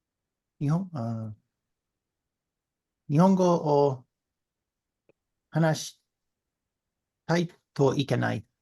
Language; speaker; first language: Japanese; non-native, learner; English